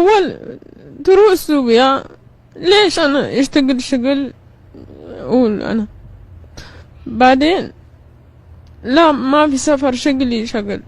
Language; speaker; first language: Arabic; non-native, learner; Amharic